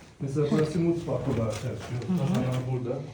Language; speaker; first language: Turkish; non-native, learner; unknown